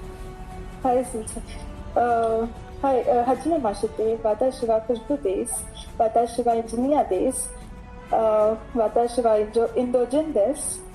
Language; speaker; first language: Japanese; non-native, learner; Hindi